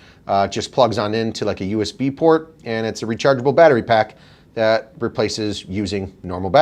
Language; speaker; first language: English; native; English